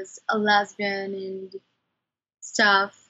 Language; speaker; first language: English; non-native, local second language; Cebuano